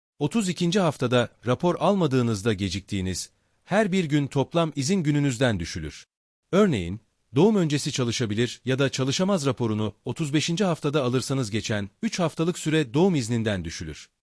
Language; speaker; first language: Turkish; native; Turkish